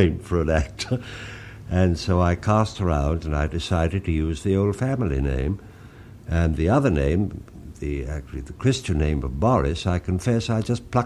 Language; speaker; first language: English; native; English